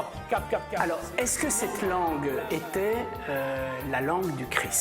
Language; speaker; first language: French; native; French